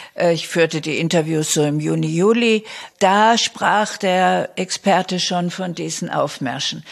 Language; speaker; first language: German; native; German